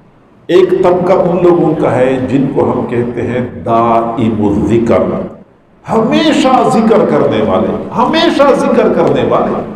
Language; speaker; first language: Urdu; native; Urdu